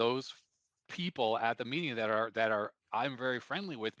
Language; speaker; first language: English; native; English